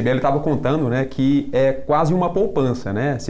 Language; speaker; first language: Portuguese; native; Portuguese